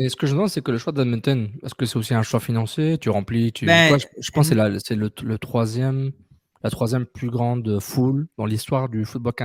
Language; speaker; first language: French; native; French